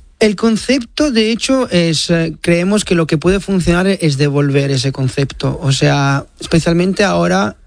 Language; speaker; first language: Spanish; non-native, fluent; Italian